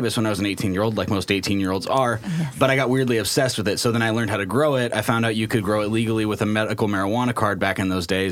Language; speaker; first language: English; native; English